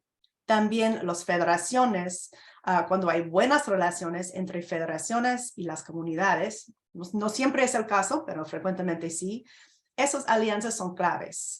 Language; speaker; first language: Spanish; non-native, fluent; English